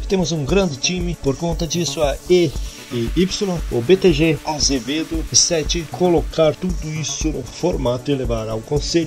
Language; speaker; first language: Portuguese; native; Portuguese